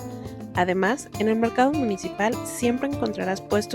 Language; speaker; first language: Spanish; native; Spanish